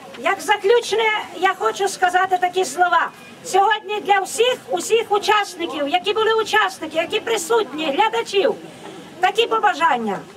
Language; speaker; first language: Ukrainian; native; Ukrainian